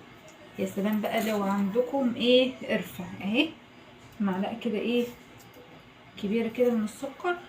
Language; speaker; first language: Arabic; native; Arabic